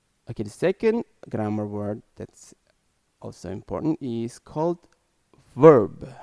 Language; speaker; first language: English; non-native, learner; Indonesian